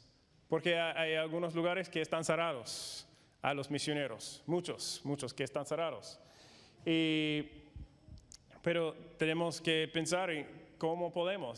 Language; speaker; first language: Spanish; non-native, fluent; English